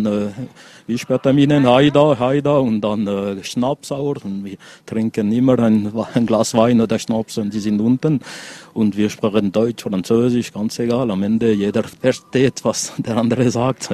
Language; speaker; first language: German; non-native, local second language; French